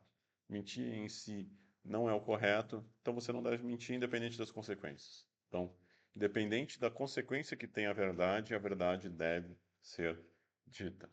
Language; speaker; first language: Portuguese; native; Portuguese